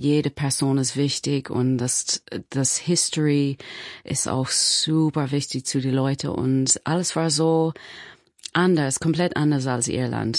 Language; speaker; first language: German; non-native, learner; English